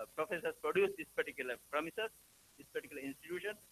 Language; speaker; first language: English; non-native, local second language; Sinhala